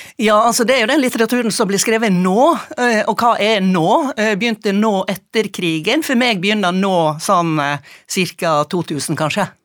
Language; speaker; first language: Norwegian; native; Norwegian